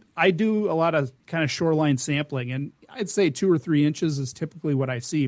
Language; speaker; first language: English; native; English